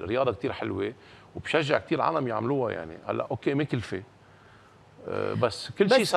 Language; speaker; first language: Arabic; native; Arabic